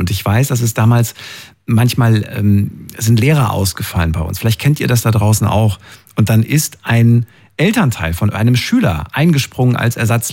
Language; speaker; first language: German; native; German